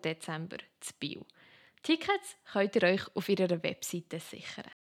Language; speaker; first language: German; native; German